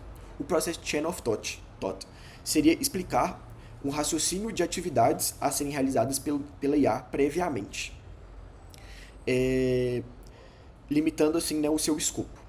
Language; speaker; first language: Portuguese; native; Portuguese